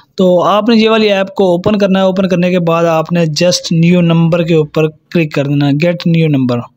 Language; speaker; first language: Urdu; non-native, local second language; Punjabi